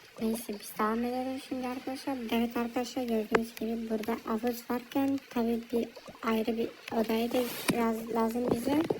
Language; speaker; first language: Turkish; early bilingual, heritage; Turkish